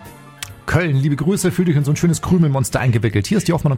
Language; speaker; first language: German; native; German